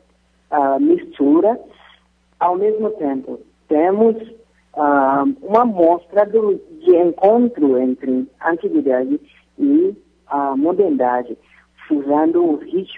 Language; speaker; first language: Portuguese; non-native, fluent; Yoruba